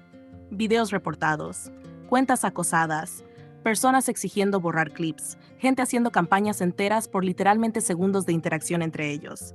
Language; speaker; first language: Spanish; native; Spanish